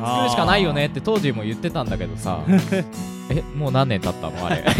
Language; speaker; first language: Japanese; native; Japanese